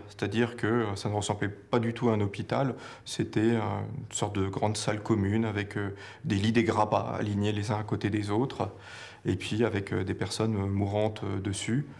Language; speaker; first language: French; native; French